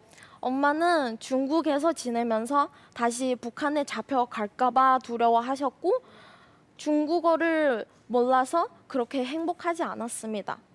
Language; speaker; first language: Korean; non-native, fluent; Chinese